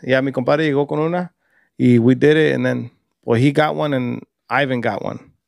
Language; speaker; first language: English; early bilingual, other home language; Spanish